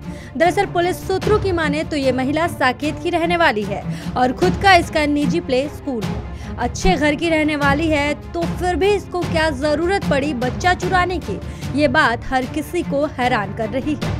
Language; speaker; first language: Hindi; native; Hindi